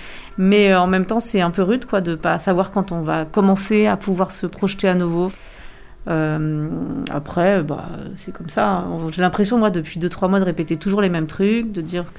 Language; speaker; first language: French; native; French